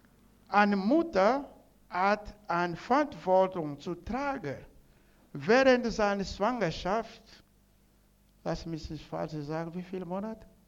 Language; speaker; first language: German; non-native, learner; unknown